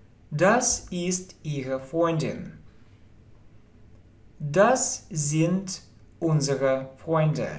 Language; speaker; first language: German; non-native, fluent; Russian